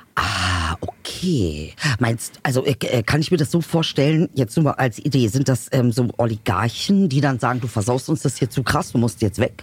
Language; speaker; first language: German; native; German